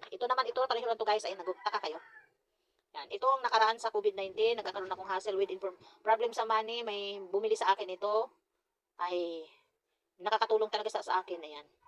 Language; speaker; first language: Filipino; non-native, local second language; Cebuano